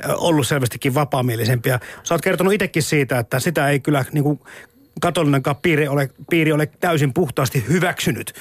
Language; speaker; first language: Finnish; native; Finnish